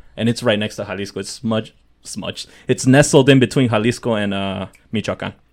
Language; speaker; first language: English; early bilingual, other home language; Spanish